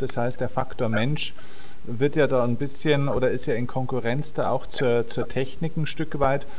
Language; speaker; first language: German; native; German